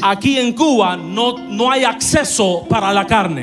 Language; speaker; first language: Spanish; native; Spanish